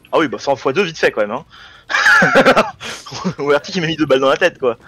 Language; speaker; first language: French; native; French